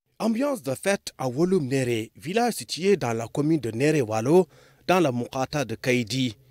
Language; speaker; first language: French; non-native, local second language; Arabic